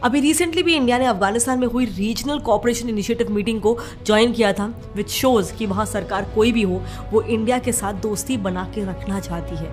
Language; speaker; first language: Hindi; native; Hindi